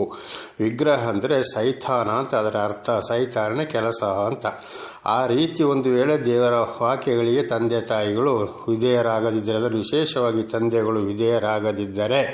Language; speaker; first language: Kannada; native; Kannada